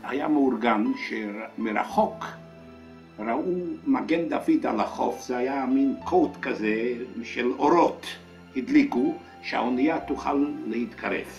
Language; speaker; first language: Hebrew; non-native, fluent; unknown